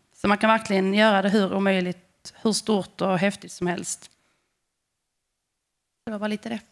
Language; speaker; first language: Swedish; native; Swedish